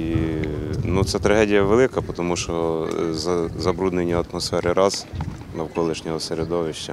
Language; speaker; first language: Ukrainian; native; Ukrainian